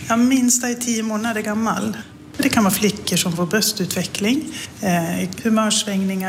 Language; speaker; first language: Swedish; native; Swedish